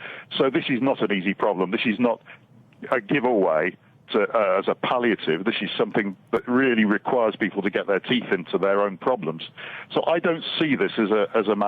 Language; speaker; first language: English; native; English